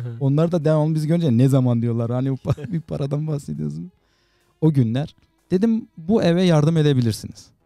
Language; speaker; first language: Turkish; native; Turkish